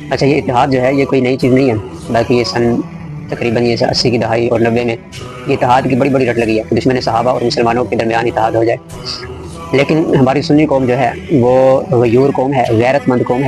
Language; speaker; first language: Urdu; native; Urdu